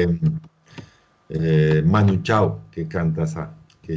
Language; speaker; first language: French; non-native, learner; Spanish